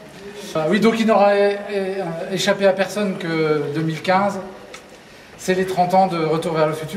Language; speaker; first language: French; native; French